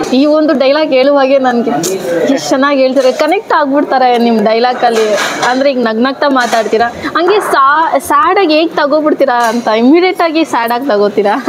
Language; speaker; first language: Kannada; native; Kannada